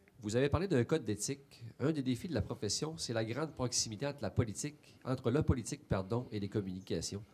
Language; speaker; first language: French; native; French